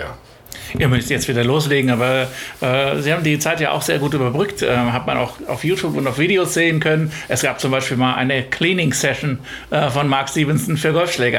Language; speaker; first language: German; native; German